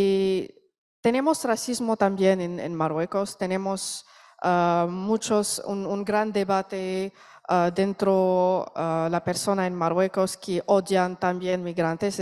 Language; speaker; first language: Spanish; non-native, learner; Arabic